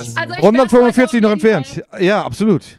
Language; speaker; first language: German; native; German